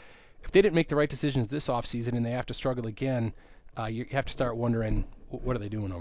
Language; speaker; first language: English; native; English